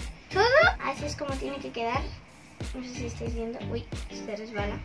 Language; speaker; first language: Spanish; early bilingual, heritage; Spanish